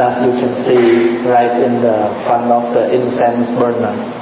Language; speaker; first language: English; non-native, fluent; Vietnamese